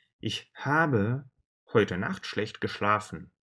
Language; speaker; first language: German; non-native, fluent; Russian